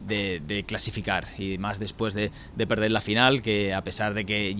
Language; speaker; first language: Spanish; native; Spanish